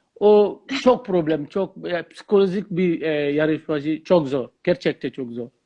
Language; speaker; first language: Turkish; non-native, learner; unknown